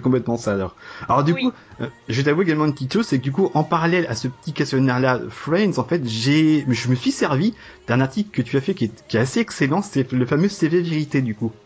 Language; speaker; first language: French; native; French